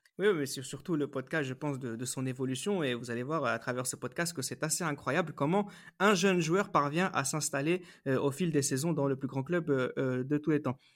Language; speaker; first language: French; native; French